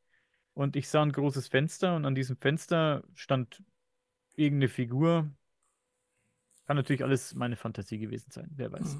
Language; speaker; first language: German; native; German